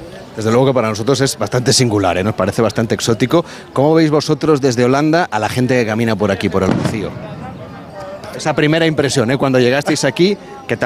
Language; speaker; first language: Spanish; native; Spanish